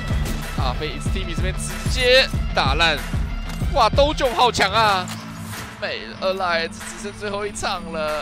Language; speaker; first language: Chinese; native; Chinese